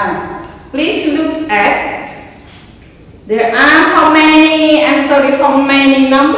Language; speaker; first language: English; non-native, learner; Indonesian